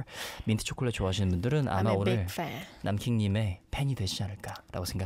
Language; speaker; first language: Korean; native; Korean